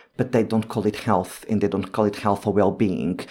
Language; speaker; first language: English; non-native, fluent; Portuguese